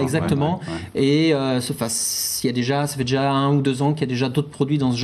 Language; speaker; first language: French; native; French